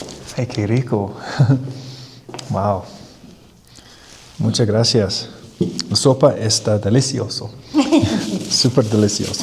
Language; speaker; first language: Spanish; non-native, learner; English